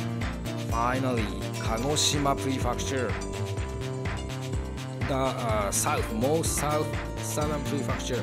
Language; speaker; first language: English; non-native, learner; Japanese